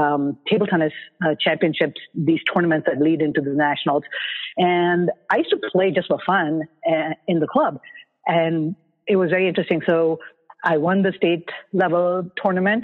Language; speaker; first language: English; non-native, local second language; Bangla